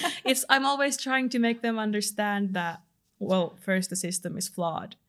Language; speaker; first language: English; non-native, fluent; Finnish